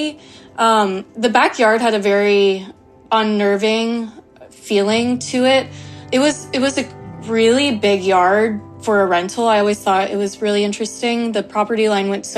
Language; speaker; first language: English; native; English